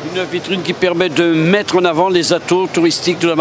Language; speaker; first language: French; native; French